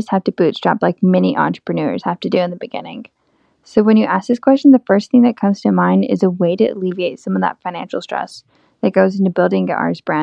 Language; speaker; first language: English; native; English